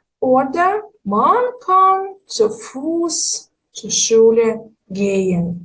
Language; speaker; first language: German; non-native, fluent; Ukrainian